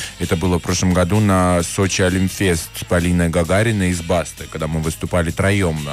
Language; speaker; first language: Russian; early bilingual, other home language; Armenian